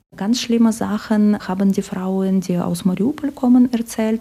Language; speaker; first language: German; non-native, fluent; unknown